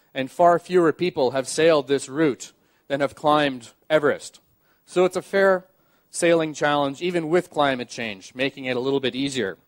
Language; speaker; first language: English; native; English